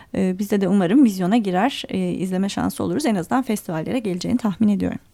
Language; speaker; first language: Turkish; native; Turkish